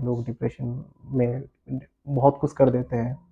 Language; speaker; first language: Hindi; non-native, local second language; Assamese